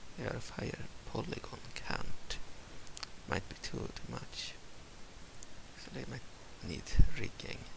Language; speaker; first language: English; non-native, fluent; Swedish